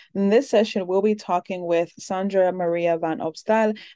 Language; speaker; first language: English; early bilingual, other home language; Spanish